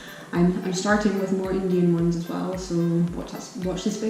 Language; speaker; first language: English; native; English